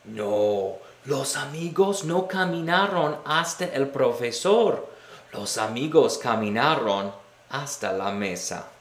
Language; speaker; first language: Spanish; non-native, fluent; English